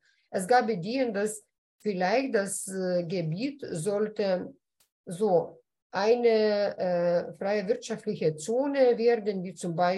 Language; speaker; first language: German; non-native, fluent; Lithuanian